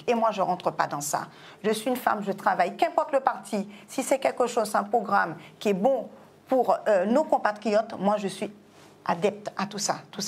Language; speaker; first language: French; non-native, local second language; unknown